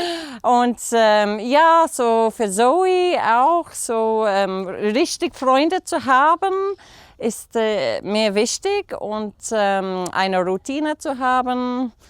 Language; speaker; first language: German; non-native, learner; English